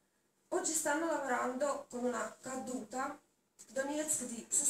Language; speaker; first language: Italian; non-native, learner; Russian